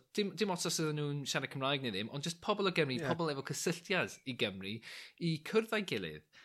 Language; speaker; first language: Welsh; non-native, local second language; English